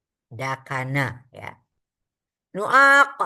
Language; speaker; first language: Arabic; non-native, fluent; Indonesian